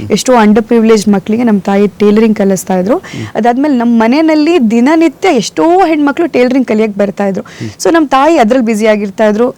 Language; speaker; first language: Kannada; non-native, local second language; Konkani